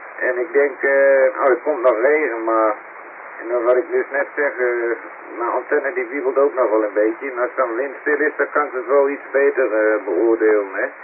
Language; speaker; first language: Dutch; native; Dutch